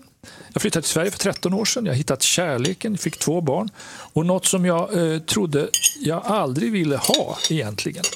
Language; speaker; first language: Swedish; native; Swedish